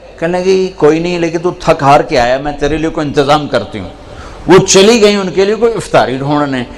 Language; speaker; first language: Urdu; non-native, local second language; Punjabi